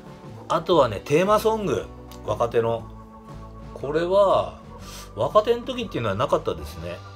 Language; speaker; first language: Japanese; native; Japanese